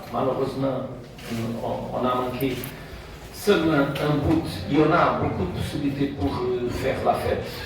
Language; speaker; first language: French; non-native, fluent; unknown